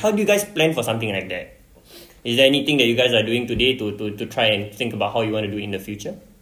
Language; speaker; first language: English; non-native, local second language; Malay